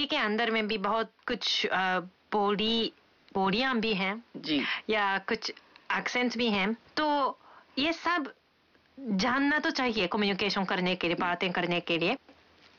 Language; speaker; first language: Hindi; non-native, fluent; Japanese